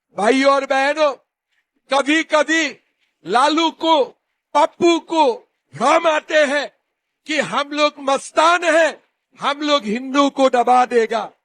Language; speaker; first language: Hindi; non-native, local second language; Assamese